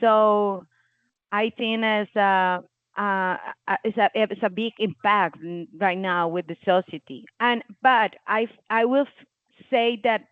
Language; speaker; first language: English; non-native, learner; Spanish